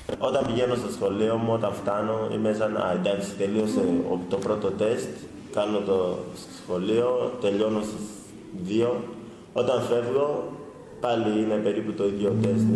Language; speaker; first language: Greek; early bilingual, other home language; Swahili